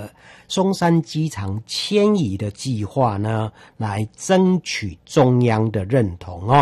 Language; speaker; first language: Chinese; native; Chinese